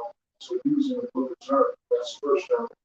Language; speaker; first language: English; native; English